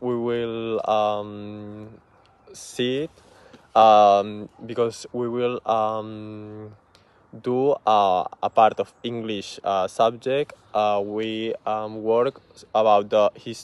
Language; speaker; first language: English; non-native, learner; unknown